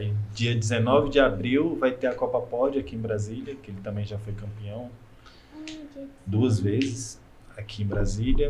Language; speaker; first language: Portuguese; native; Portuguese